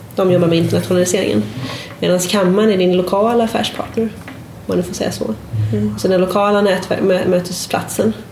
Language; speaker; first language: Swedish; native; Swedish